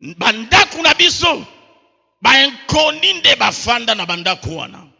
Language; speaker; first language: Lingala; native; Lingala